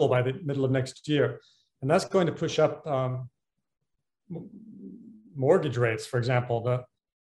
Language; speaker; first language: English; native; English